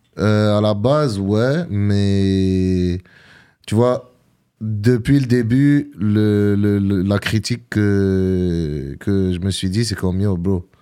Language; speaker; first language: French; early bilingual, other home language; Arabic